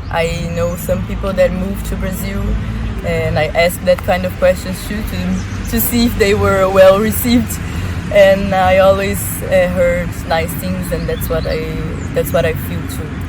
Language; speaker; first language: English; non-native, fluent; Portuguese